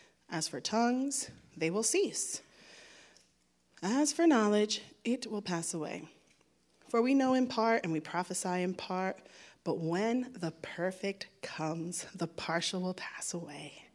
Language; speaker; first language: English; native; English